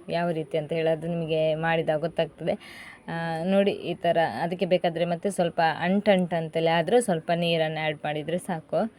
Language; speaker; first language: Kannada; native; Kannada